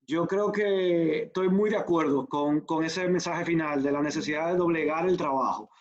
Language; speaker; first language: Spanish; native; Spanish